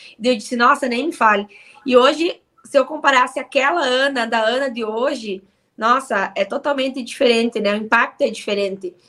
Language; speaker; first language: Portuguese; native; Portuguese